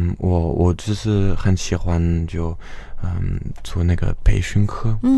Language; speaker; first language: Chinese; non-native, fluent; French